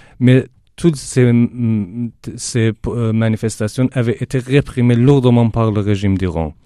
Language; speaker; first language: French; non-native, fluent; Persian